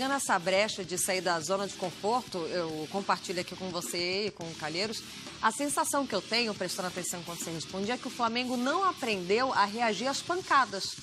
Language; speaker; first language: Portuguese; native; Portuguese